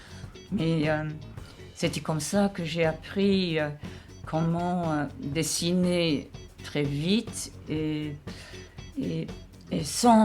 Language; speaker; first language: French; non-native, fluent; English